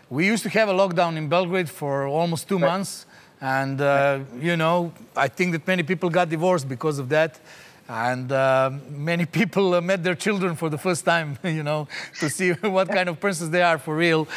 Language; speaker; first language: English; non-native, fluent; Serbian